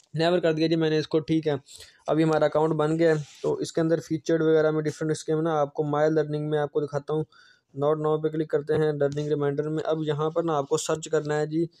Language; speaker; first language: Hindi; native; Hindi